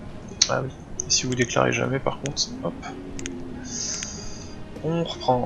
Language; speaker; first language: French; native; French